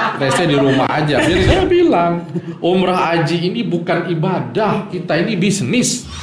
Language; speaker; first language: Indonesian; native; Indonesian